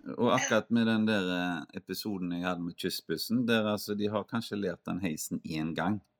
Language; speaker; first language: Norwegian; native; Norwegian